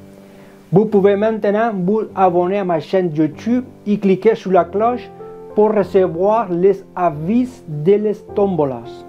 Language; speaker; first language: French; non-native, learner; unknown